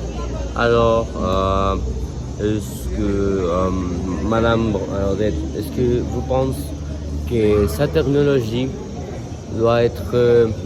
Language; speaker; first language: French; non-native, learner; Spanish